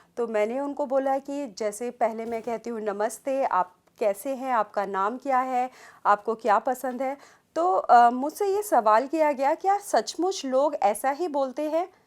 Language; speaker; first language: Hindi; native; Hindi